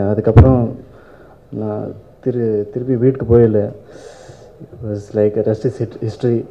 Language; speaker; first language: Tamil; non-native, fluent; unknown